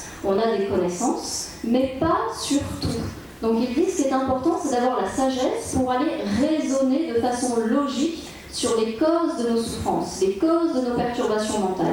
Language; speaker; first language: French; native; French